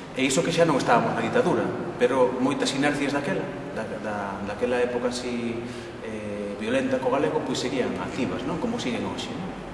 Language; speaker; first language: Galician; non-native, local second language; Spanish